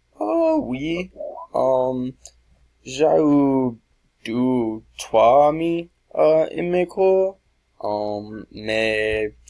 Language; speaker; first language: French; non-native, learner; English